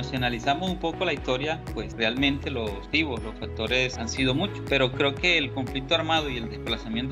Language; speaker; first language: Spanish; native; Spanish